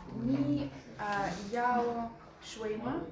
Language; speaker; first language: Chinese; non-native, learner; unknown